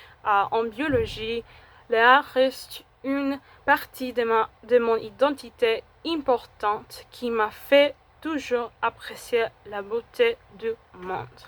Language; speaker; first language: French; non-native, fluent; Spanish